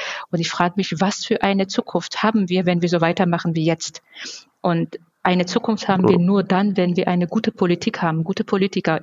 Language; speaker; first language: German; non-native, fluent; Georgian